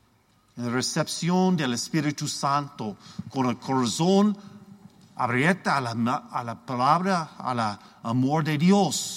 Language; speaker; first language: Spanish; non-native, learner; English